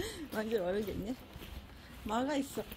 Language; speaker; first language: Korean; non-native, fluent; Japanese